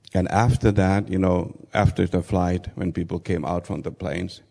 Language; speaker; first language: English; non-native, fluent; Finnish